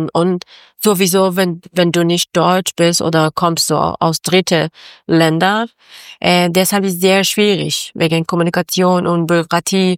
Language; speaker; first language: German; non-native, learner; Persian